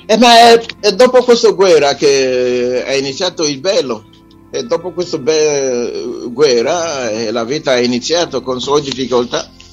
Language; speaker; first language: Italian; non-native, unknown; Igbo